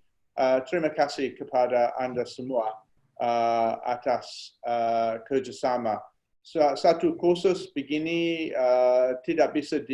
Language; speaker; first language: Indonesian; non-native, fluent; English